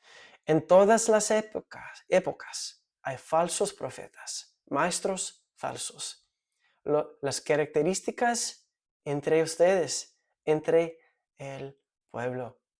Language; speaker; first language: Spanish; non-native, fluent; English